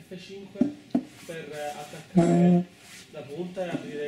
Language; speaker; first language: Italian; native; Italian